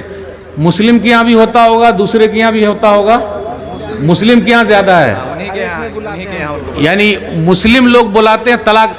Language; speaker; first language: Hindi; native; Hindi